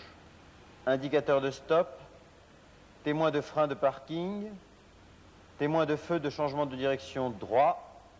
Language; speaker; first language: French; native; French